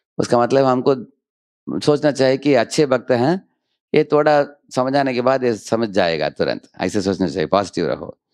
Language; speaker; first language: Hindi; non-native, local second language; Telugu